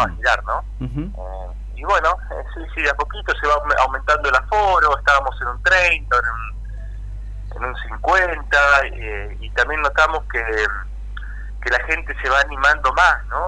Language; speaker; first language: Spanish; native; Spanish